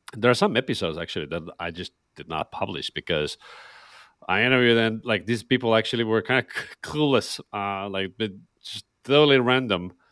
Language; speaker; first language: English; non-native, fluent; Estonian